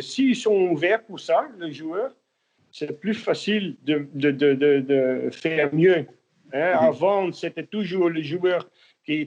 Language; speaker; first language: French; non-native, learner; Dutch